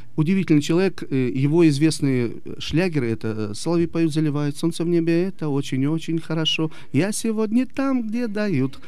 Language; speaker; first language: Russian; native; Russian